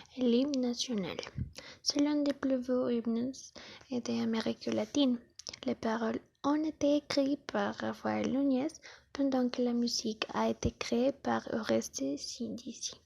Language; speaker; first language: French; non-native, learner; Spanish